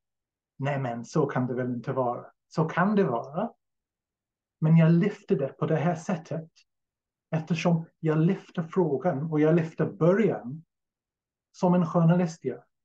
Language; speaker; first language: Swedish; non-native, fluent; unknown